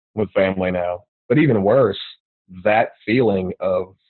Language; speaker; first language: English; native; English